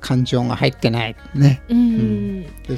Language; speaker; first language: Japanese; native; Japanese